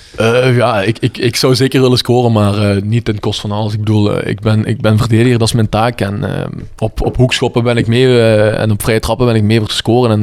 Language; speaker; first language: Dutch; native; Dutch